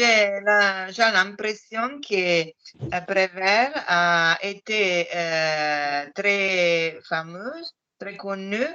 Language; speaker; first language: French; non-native, fluent; Italian